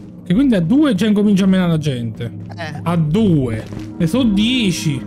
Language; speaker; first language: Italian; native; Italian